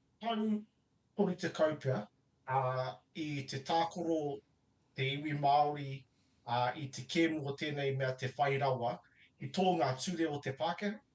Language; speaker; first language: Māori; native; Māori